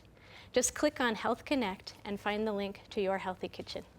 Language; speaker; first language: English; native; English